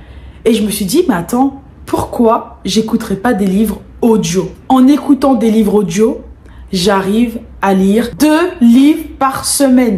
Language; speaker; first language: French; native; French